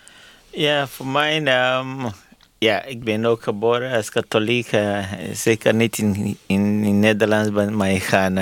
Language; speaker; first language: Dutch; non-native, learner; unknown